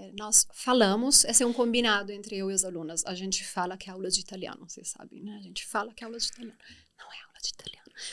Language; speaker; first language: Portuguese; non-native, fluent; Italian